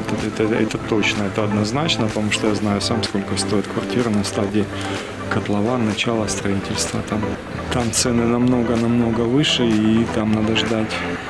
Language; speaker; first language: Russian; native; Russian